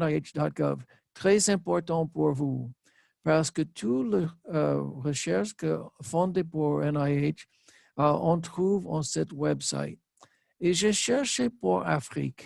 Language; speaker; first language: French; non-native, learner; English